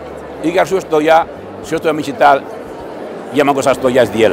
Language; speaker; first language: Russian; non-native, fluent; Spanish